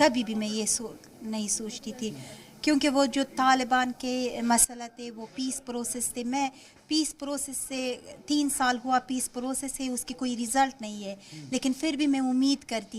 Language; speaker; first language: Hindi; non-native, fluent; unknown